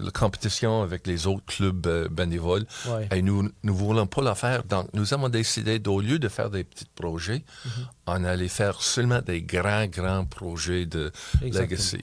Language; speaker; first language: French; non-native, local second language; English